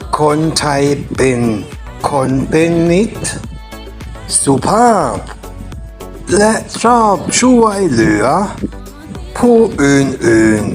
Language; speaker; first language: Thai; non-native, fluent; German